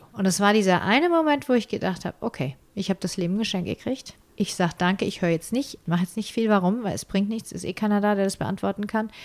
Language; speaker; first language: German; native; German